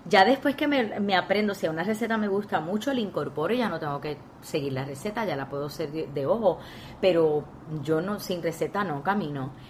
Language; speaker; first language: Spanish; native; Spanish